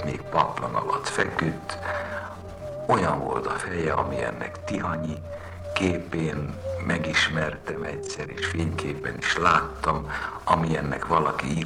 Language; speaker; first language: Hungarian; native; Hungarian